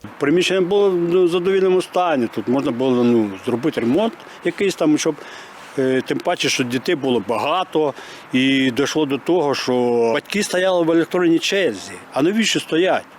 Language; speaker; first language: Ukrainian; native; Ukrainian